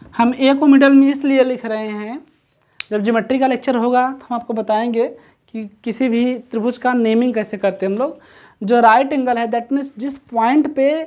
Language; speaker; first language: Hindi; native; Hindi